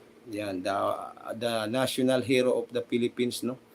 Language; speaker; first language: English; non-native, local second language; Filipino